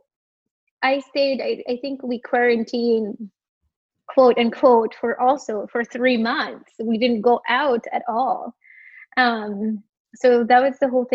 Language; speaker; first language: English; non-native, local second language; Filipino